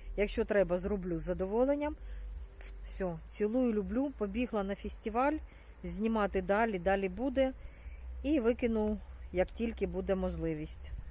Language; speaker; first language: Ukrainian; non-native, local second language; Russian